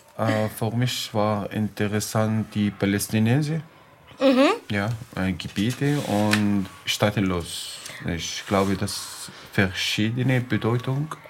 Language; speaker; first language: German; non-native, learner; Arabic